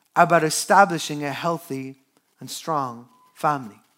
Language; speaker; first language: English; native; English